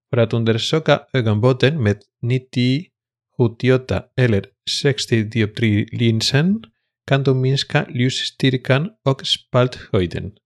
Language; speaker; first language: Swedish; non-native, fluent; Spanish